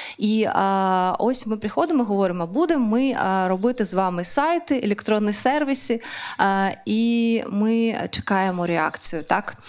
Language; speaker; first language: Ukrainian; non-native, local second language; Russian